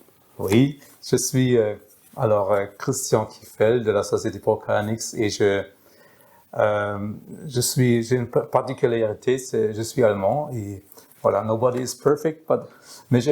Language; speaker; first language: French; non-native, fluent; German